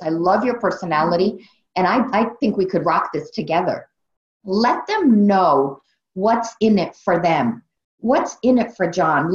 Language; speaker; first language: English; native; English